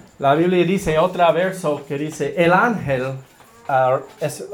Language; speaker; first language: Spanish; non-native, learner; English